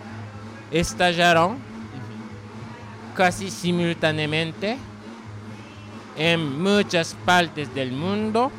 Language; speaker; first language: Spanish; non-native, learner; Japanese